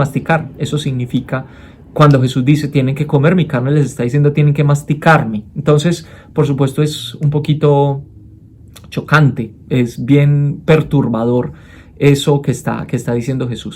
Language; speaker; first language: Spanish; native; Spanish